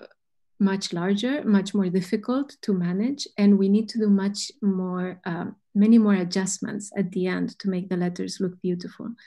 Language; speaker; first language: English; non-native, fluent; Spanish